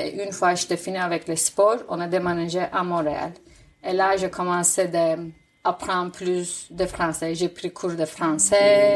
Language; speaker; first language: French; non-native, fluent; Turkish